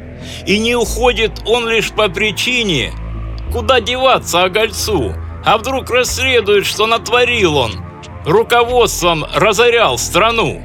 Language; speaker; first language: Russian; native; Russian